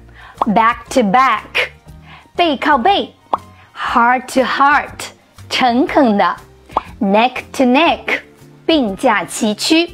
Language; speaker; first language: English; non-native, fluent; Chinese